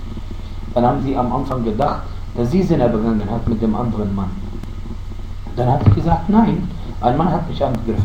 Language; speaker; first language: German; non-native, fluent; Arabic